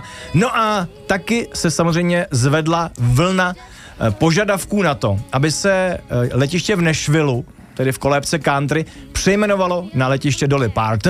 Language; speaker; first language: Czech; native; Czech